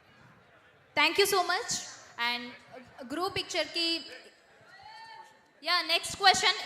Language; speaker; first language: Telugu; native; Telugu